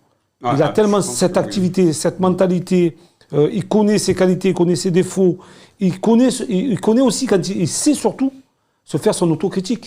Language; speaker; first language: French; native; French